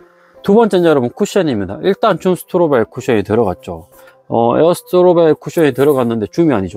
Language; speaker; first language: Korean; native; Korean